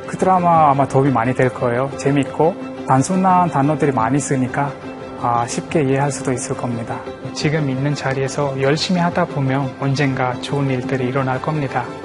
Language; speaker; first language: Korean; non-native, fluent; Sinhala